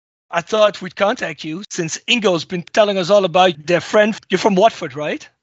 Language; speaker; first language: English; non-native, fluent; Dutch